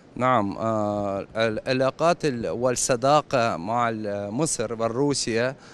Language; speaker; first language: Arabic; non-native, fluent; Russian